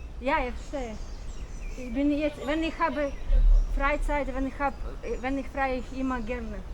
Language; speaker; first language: German; non-native, learner; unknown